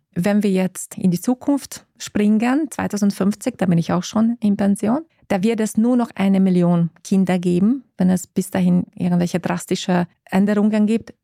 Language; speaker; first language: German; non-native, fluent; Hungarian